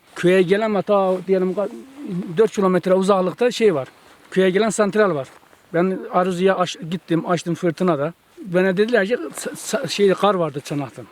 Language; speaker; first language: Turkish; native; Turkish